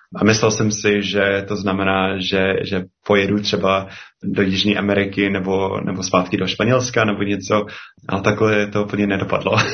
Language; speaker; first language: Czech; non-native, fluent; English